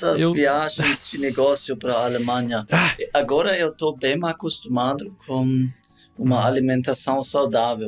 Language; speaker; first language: Portuguese; non-native, learner; German